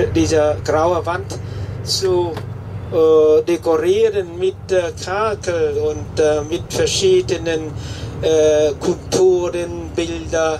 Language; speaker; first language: German; non-native, fluent; Vietnamese